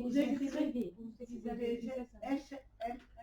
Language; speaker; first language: French; non-native, learner; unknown